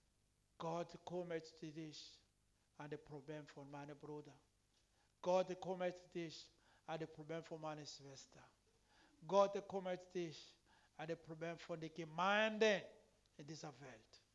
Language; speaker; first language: German; non-native, learner; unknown